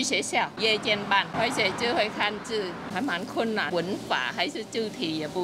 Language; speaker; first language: Chinese; non-native, fluent; Vietnamese